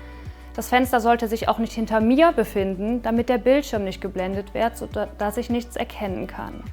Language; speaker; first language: German; native; German